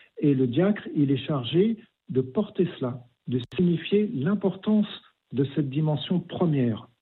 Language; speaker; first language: French; native; French